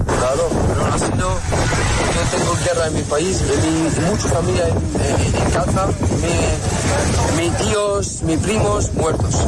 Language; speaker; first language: Spanish; non-native, learner; Arabic